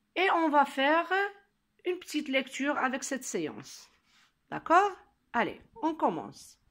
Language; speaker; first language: French; non-native, local second language; Arabic